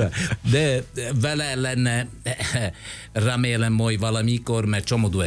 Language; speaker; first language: Hungarian; non-native, fluent; Italian